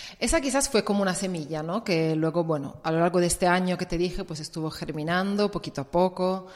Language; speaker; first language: Spanish; non-native, fluent; Italian